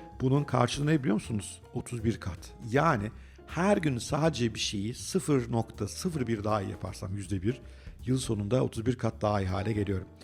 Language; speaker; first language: Turkish; native; Turkish